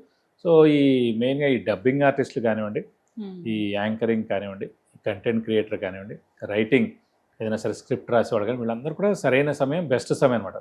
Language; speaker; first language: Telugu; native; Telugu